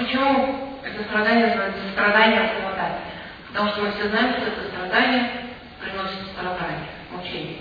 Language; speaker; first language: Russian; native; Russian